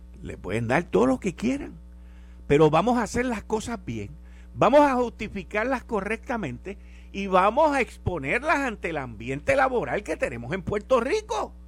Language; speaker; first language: Spanish; native; Spanish